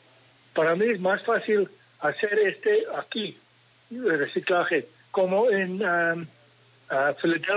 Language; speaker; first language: Spanish; non-native, fluent; English